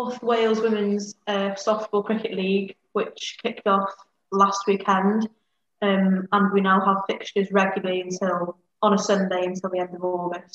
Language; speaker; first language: English; native; English